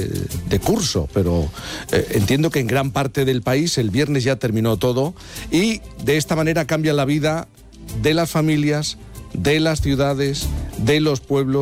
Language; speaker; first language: Spanish; native; Spanish